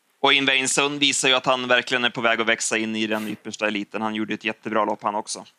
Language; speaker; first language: Swedish; native; Swedish